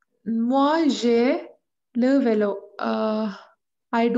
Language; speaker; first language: French; non-native, learner; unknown